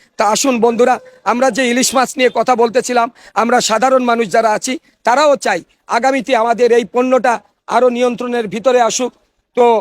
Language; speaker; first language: Bangla; native; Bangla